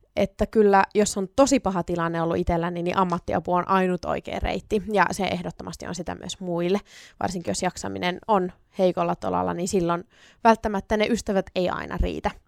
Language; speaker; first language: Finnish; native; Finnish